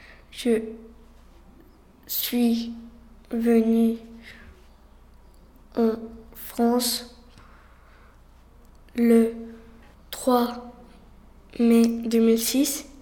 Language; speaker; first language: French; early bilingual, other home language; Turkish